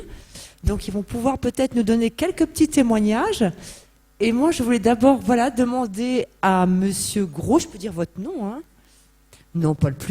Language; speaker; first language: French; native; French